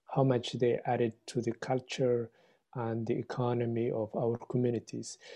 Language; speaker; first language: English; non-native, fluent; Somali